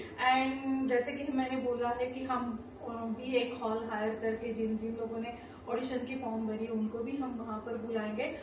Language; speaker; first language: Hindi; non-native, local second language; Marathi